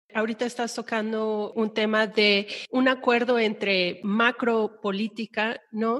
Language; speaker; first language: Spanish; native; Spanish